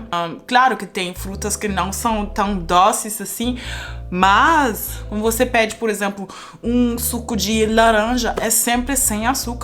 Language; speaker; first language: Portuguese; non-native, fluent; Spanish